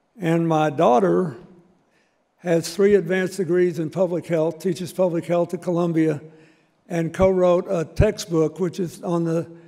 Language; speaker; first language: English; native; English